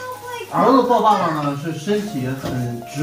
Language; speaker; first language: Chinese; native; Chinese